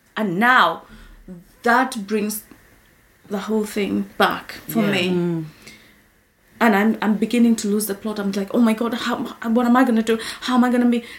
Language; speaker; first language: English; non-native, local second language; Kikuyu